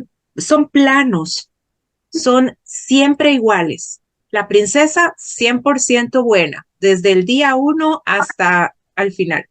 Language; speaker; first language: Spanish; non-native, fluent; Portuguese